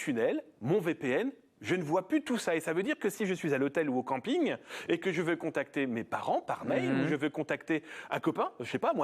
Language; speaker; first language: French; native; French